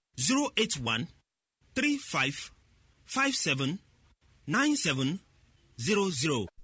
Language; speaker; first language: Nigerian Pidgin; native; Nigerian Pidgin